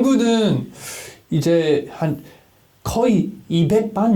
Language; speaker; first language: Korean; non-native, learner; English